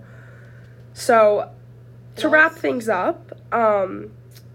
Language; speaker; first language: English; native; English